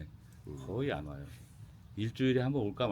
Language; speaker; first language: Korean; native; Korean